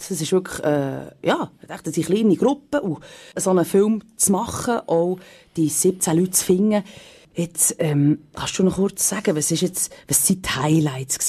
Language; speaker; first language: German; native; German